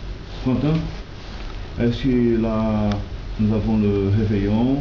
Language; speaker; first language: French; non-native, learner; Portuguese